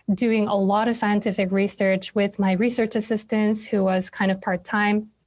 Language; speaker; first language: English; non-native, fluent; Korean